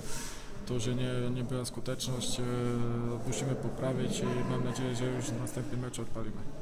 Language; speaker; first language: Polish; non-native, fluent; Bosnian